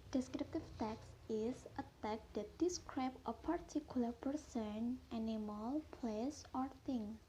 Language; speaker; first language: English; non-native, fluent; Indonesian